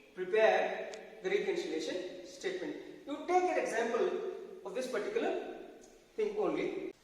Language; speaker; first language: English; non-native, local second language; Kannada